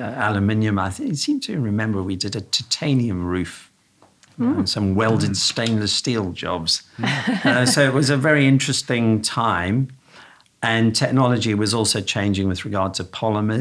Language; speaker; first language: English; native; English